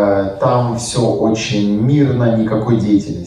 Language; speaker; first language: Russian; native; Russian